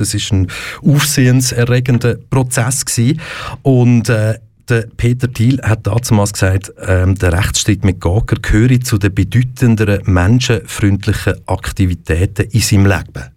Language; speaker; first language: German; native; German